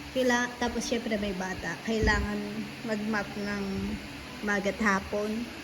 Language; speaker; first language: Filipino; native; Filipino